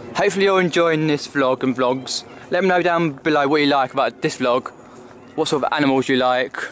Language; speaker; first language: English; native; English